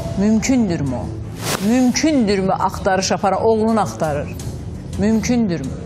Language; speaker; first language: Azerbaijani; native; Azerbaijani